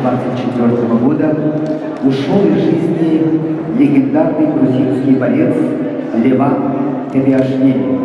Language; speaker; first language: Russian; native; Russian